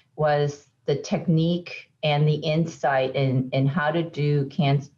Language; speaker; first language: English; native; English